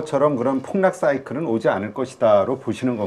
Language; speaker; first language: Korean; native; Korean